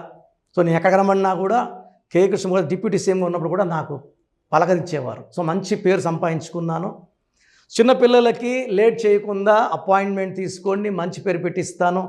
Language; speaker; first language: Telugu; native; Telugu